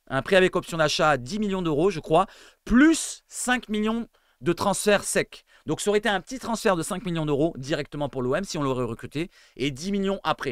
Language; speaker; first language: French; native; French